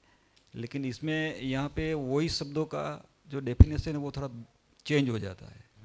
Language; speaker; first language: Hindi; non-native, local second language; Gujarati